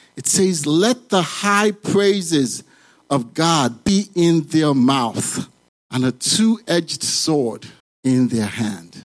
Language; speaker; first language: English; non-native, local second language; Yoruba